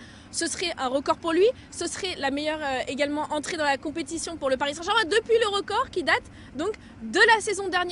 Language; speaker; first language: French; native; French